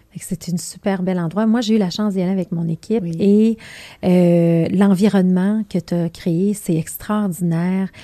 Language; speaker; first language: French; native; French